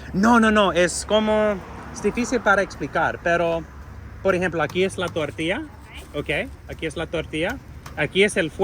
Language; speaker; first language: Spanish; non-native, learner; English